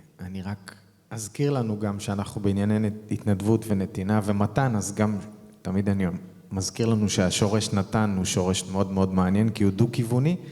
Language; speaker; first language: Hebrew; native; Hebrew